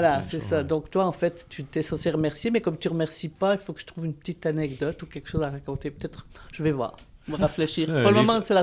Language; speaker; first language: French; native; French